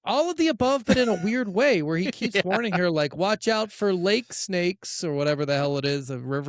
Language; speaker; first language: English; native; English